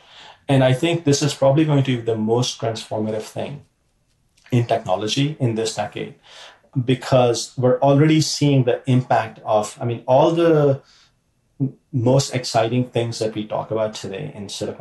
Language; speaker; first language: English; non-native, local second language; Urdu